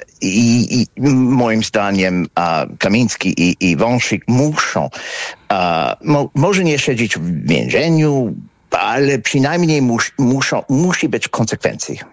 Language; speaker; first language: Polish; non-native, fluent; English